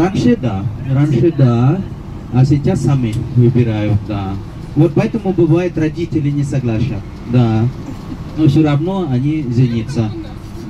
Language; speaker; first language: Russian; non-native, fluent; Balinese